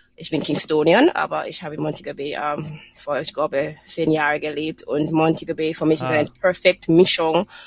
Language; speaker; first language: German; non-native, learner; English